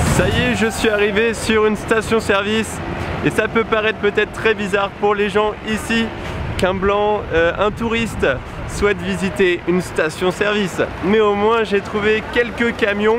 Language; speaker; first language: French; native; French